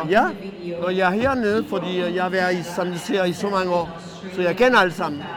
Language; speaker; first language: Danish; non-native, fluent; French